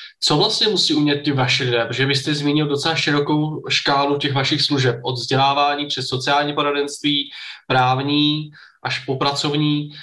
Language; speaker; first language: Czech; native; Czech